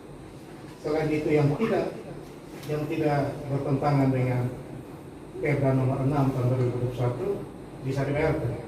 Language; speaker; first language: Indonesian; native; Indonesian